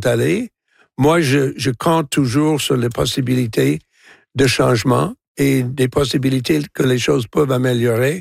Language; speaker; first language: French; non-native, local second language; English